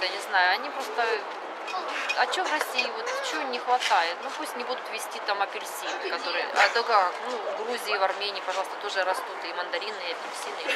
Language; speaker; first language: Russian; native; Russian